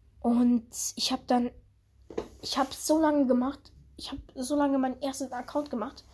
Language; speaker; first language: German; early bilingual, other home language; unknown